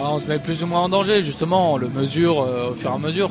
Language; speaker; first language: French; native; French